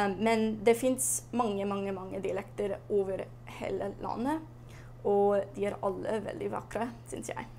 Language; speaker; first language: Norwegian; non-native, learner; English